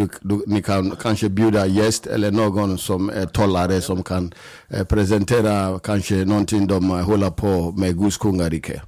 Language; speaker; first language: Swedish; non-native, fluent; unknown